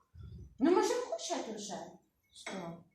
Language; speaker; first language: Russian; non-native, learner; Czech